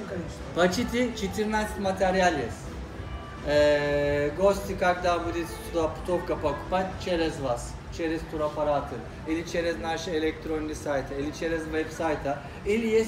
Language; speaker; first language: Russian; non-native, learner; Turkish